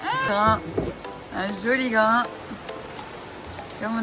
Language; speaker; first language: French; native; French